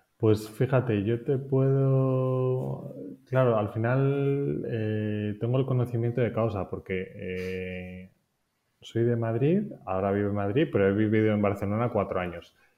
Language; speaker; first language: Spanish; native; Spanish